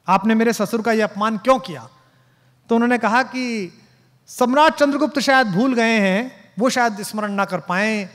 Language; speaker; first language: Hindi; native; Hindi